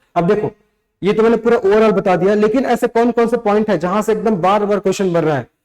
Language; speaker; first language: Hindi; native; Hindi